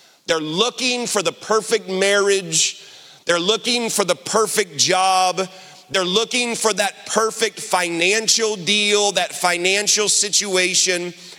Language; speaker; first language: English; native; English